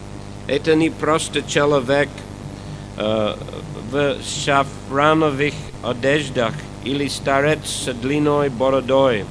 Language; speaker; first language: Russian; non-native, fluent; English